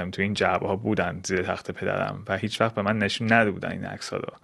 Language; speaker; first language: Persian; early bilingual, heritage; Persian